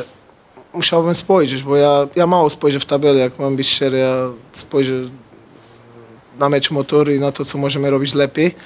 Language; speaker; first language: Polish; non-native, fluent; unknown